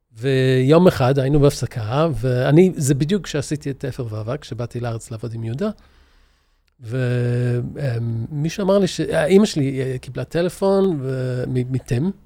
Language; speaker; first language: Hebrew; early bilingual, other home language; English